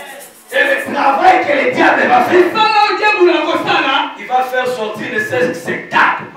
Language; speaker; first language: French; non-native, local second language; Lingala